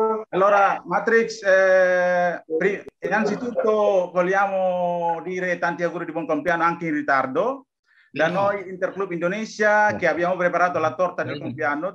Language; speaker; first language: Italian; non-native, learner; Indonesian